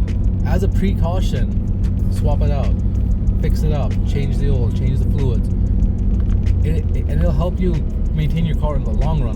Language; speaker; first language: English; native; English